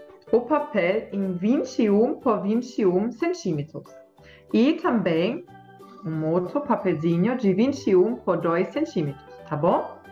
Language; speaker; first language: Portuguese; non-native, fluent; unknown